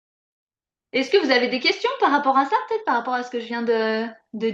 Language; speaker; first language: French; native; French